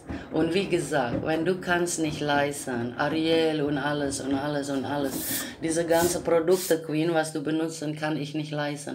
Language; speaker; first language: German; non-native, learner; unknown